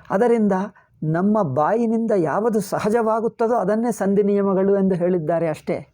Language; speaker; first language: Kannada; native; Kannada